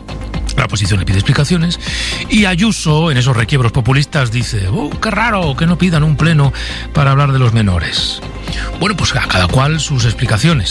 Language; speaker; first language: Spanish; native; Spanish